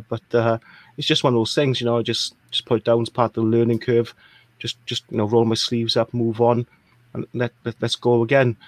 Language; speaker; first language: English; native; English